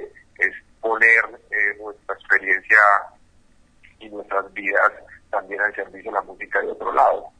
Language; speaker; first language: Spanish; native; Spanish